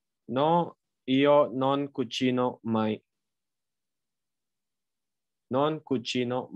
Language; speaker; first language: Italian; non-native, fluent; Indonesian